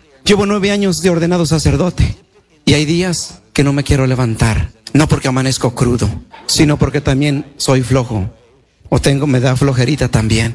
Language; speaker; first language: Spanish; native; Spanish